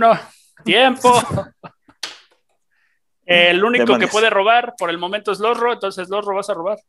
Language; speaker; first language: Spanish; native; Spanish